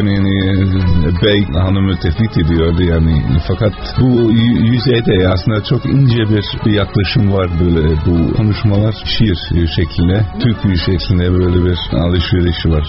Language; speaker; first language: Turkish; non-native, fluent; Dutch